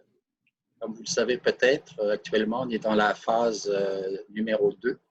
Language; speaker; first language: French; native; French